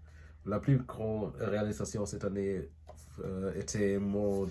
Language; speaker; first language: French; non-native, learner; English